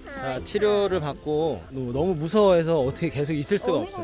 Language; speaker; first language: Korean; native; Korean